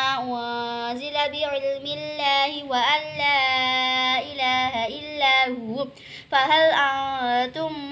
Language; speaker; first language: Arabic; non-native, learner; Indonesian